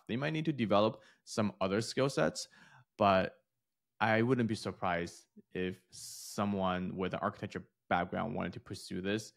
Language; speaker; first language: English; early bilingual, other home language; Chinese